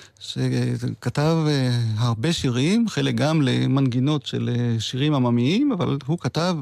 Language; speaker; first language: Hebrew; native; Hebrew